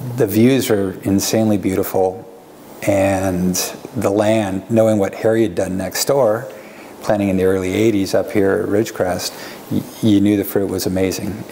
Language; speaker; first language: English; native; English